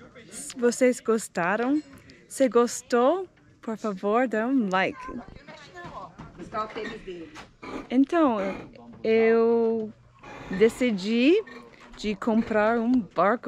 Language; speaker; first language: Portuguese; non-native, learner; English